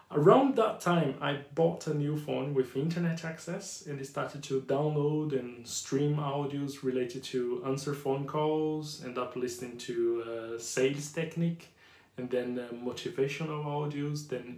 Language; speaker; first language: English; non-native, fluent; Portuguese